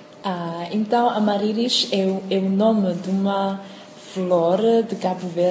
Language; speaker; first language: Portuguese; non-native, fluent; Chinese